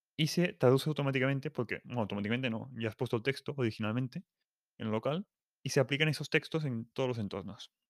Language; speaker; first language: Spanish; non-native, local second language; Catalan